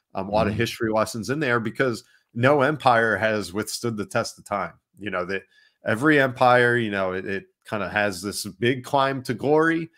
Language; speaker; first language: English; native; English